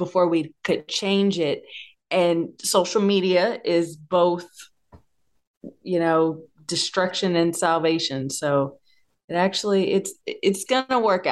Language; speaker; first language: English; native; English